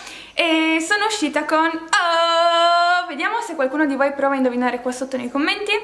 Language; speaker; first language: Italian; native; Italian